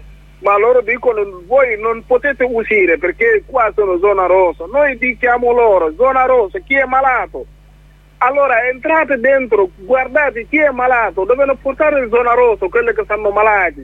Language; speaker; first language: Italian; non-native, learner; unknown